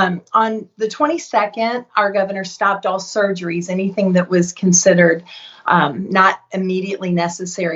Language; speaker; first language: English; native; English